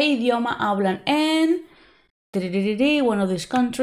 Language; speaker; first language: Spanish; non-native, fluent; English